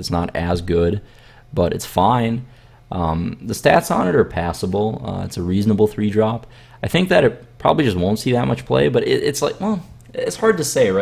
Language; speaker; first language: English; native; English